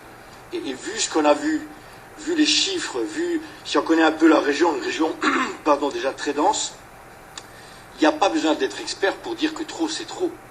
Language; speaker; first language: French; native; French